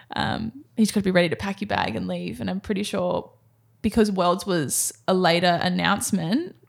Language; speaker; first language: English; native; English